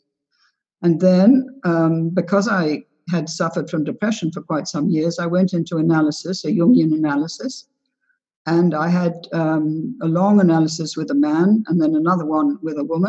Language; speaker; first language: English; native; English